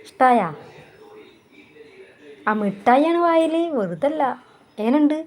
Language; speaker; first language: Malayalam; native; Malayalam